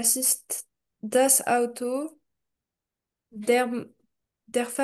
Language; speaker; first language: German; non-native, learner; French